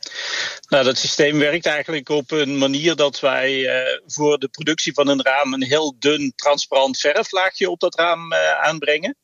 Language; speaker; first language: Dutch; native; Dutch